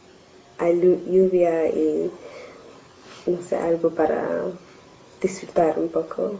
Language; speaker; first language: Spanish; non-native, learner; English